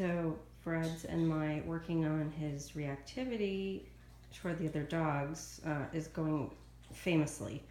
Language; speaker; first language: English; native; English